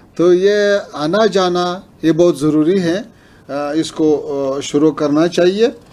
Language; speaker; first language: Hindi; non-native, fluent; Pashto